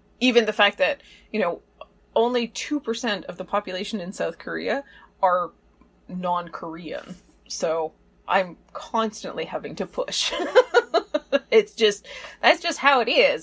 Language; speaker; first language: English; native; English